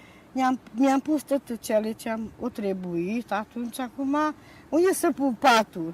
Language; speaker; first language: Romanian; non-native, local second language; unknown